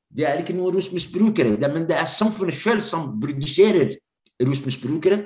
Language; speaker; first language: Norwegian; non-native, fluent; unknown